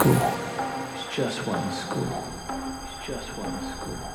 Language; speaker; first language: English; native; English